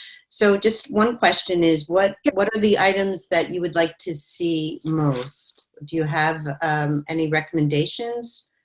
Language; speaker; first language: English; native; English